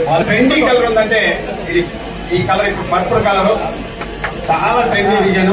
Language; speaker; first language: Telugu; native; Telugu